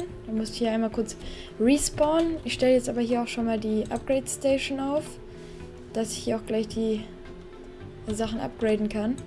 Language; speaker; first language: German; native; German